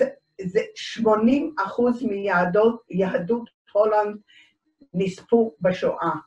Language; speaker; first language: Hebrew; early bilingual, other home language; Dutch